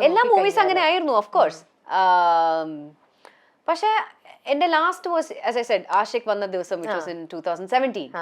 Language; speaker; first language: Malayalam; early bilingual, heritage; Malayalam